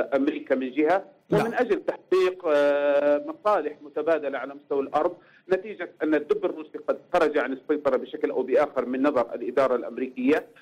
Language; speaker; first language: Arabic; native; Arabic